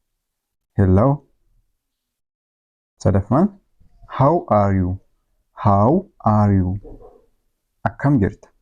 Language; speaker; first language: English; non-native, local second language; Oromo